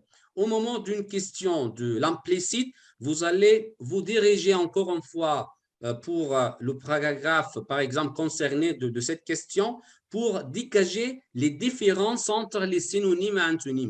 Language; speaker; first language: French; non-native, fluent; Arabic